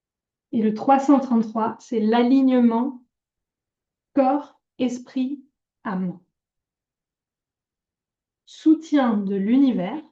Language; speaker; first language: French; native; French